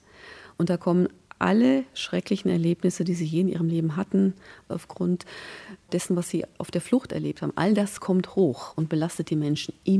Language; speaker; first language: German; native; German